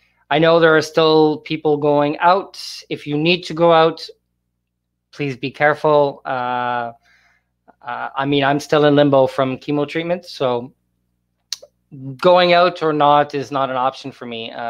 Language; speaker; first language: English; native; English